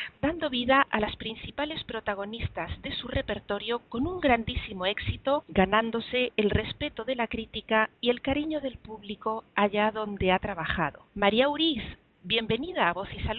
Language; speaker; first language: Spanish; native; Spanish